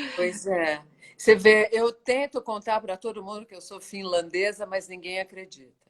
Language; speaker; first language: Portuguese; native; Portuguese